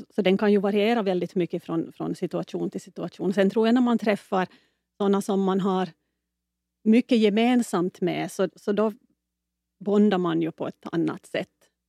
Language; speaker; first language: Swedish; native; Swedish